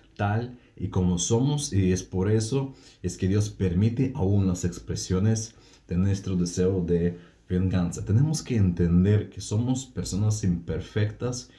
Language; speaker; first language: Spanish; non-native, fluent; Russian